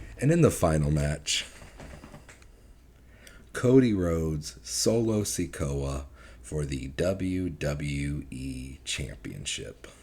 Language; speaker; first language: English; native; English